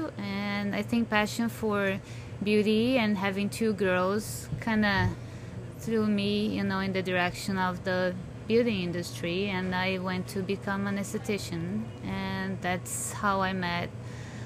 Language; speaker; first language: English; non-native, fluent; Portuguese